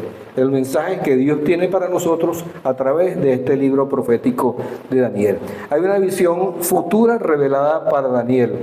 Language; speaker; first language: Spanish; native; Spanish